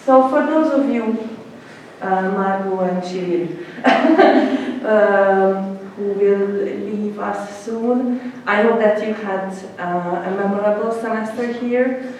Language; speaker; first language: English; non-native, fluent; Hungarian